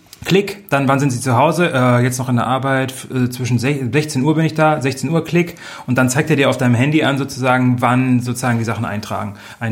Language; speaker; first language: German; native; German